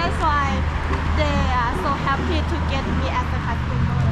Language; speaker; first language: English; non-native, learner; Thai